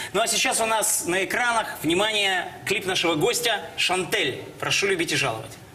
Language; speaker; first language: Russian; native; Russian